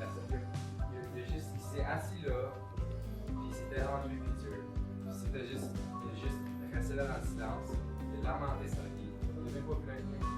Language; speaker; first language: French; native; French